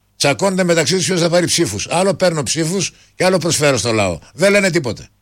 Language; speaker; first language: Greek; native; Greek